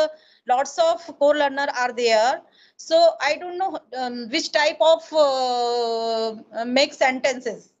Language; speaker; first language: English; non-native, learner; Hindi